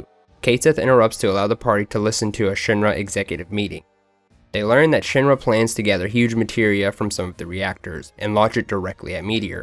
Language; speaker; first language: English; native; English